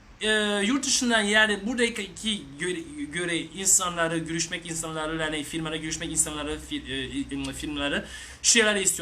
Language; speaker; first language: Turkish; non-native, learner; French